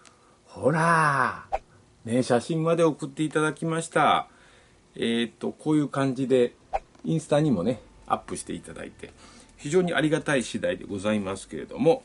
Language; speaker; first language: Japanese; native; Japanese